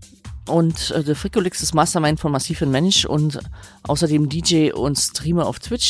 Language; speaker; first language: German; native; German